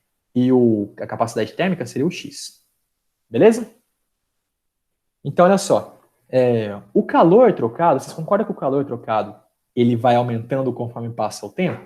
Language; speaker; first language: Portuguese; native; Portuguese